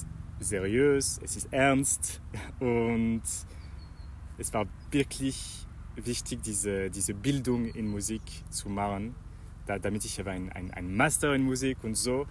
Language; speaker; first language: German; non-native, learner; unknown